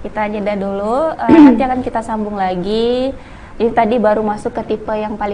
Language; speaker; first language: Indonesian; native; Indonesian